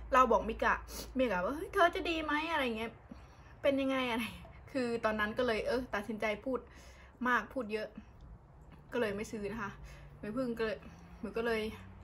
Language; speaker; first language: Thai; native; Thai